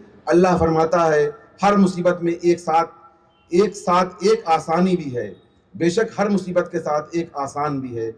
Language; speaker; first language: Hindi; native; Hindi